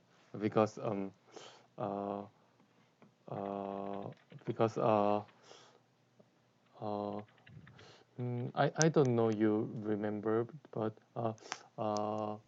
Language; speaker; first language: English; non-native, learner; Korean